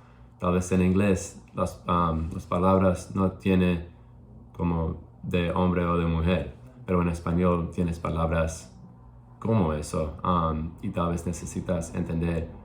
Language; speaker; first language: Spanish; non-native, learner; English